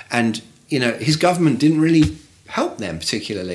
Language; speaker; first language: English; native; English